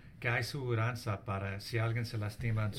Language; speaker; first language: Spanish; early bilingual, heritage; English